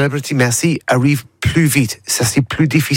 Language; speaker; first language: French; non-native, learner; English